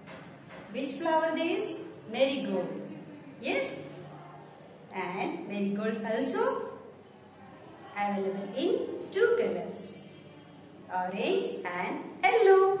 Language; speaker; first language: English; non-native, local second language; Marathi